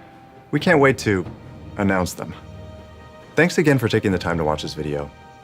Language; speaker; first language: English; native; English